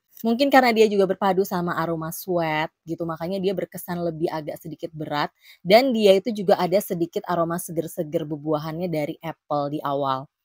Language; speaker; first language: Indonesian; native; Indonesian